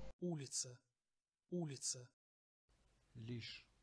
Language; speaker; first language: Russian; non-native, learner; English